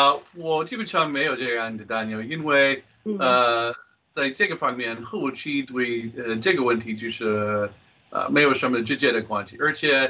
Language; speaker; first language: Chinese; non-native, fluent; English